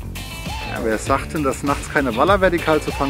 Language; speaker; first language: German; native; German